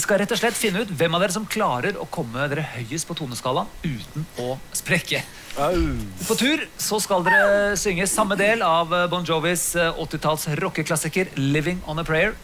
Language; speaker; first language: Norwegian; native; Norwegian